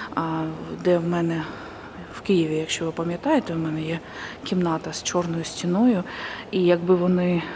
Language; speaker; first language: Ukrainian; native; Ukrainian